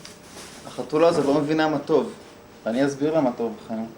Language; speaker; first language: Hebrew; native; Hebrew